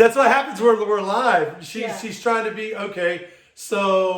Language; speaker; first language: English; native; English